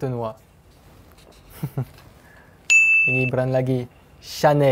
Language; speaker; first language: Indonesian; non-native, fluent; French